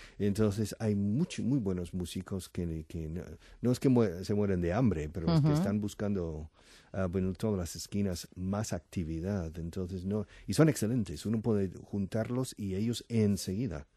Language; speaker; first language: Spanish; non-native, fluent; English